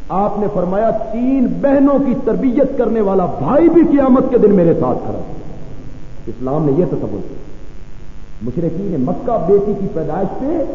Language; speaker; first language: Urdu; non-native, local second language; Punjabi